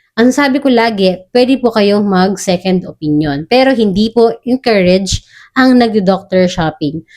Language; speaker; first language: Filipino; native; Filipino